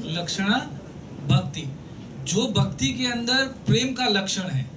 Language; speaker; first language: Hindi; non-native, local second language; Gujarati